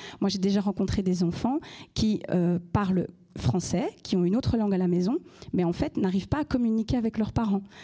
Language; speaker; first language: French; native; French